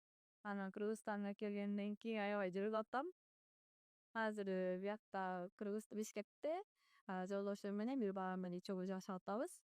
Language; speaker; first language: Kyrgyz; non-native, fluent; Japanese